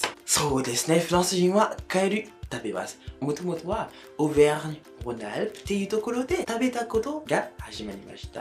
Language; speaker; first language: Japanese; non-native, fluent; French